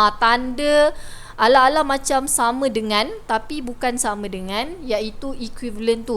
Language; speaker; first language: Malay; native; Malay